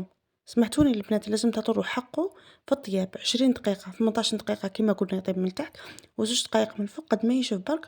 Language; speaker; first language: Arabic; native; Arabic